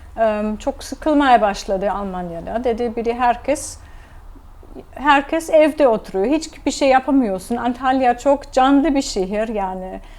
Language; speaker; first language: Turkish; non-native, fluent; German